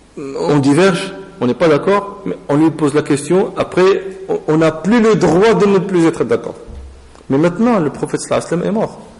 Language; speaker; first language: French; non-native, local second language; Arabic